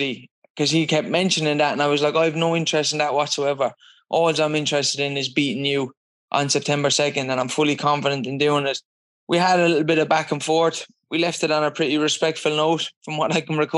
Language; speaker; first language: English; native; English